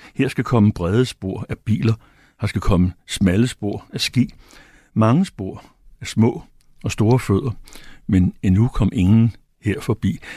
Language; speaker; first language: Danish; native; Danish